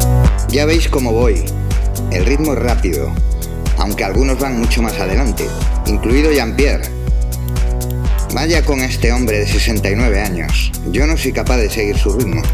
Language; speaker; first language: Spanish; native; Spanish